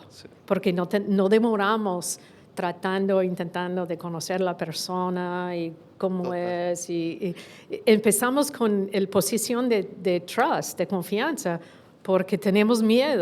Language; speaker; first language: Spanish; non-native, fluent; English